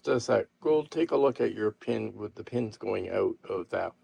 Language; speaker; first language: English; native; English